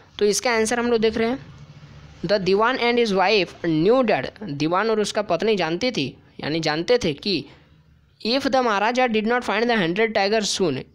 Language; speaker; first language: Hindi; native; Hindi